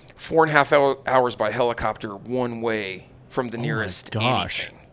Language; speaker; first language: English; native; English